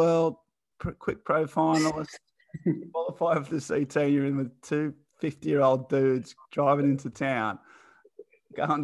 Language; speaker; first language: English; native; English